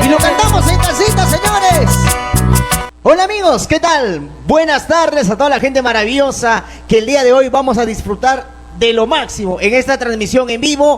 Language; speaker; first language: Spanish; native; Spanish